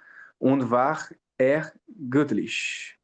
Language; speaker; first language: German; non-native, learner; Portuguese